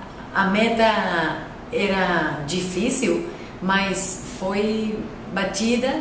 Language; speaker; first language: Portuguese; non-native, fluent; Spanish